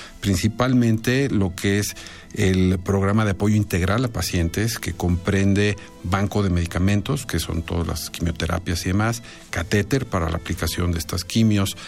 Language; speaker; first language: Spanish; native; Spanish